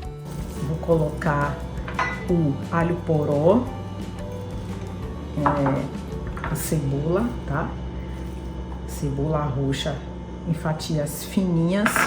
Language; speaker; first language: Portuguese; native; Portuguese